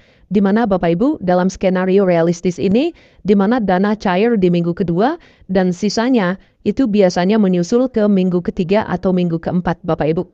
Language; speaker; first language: Indonesian; native; Indonesian